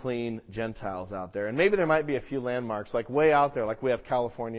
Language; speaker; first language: English; native; English